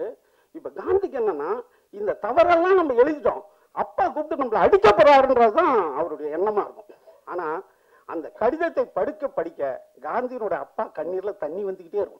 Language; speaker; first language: Tamil; native; Tamil